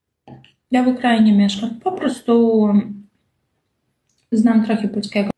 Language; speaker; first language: Polish; non-native, learner; Ukrainian